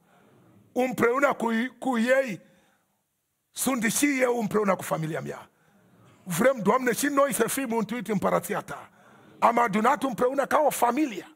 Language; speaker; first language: Romanian; non-native, learner; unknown